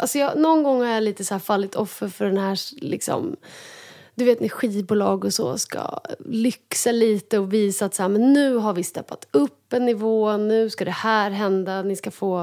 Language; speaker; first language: Swedish; native; Swedish